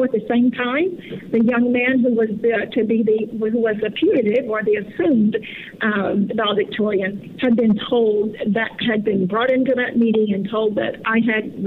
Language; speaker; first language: English; native; English